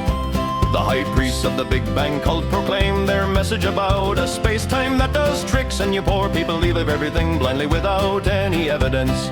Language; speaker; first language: English; non-native, fluent; Finnish